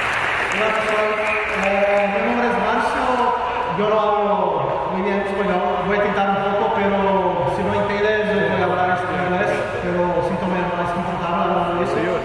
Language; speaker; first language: Spanish; non-native, learner; Portuguese